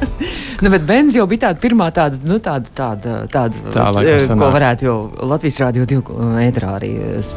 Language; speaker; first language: Latvian; native; Latvian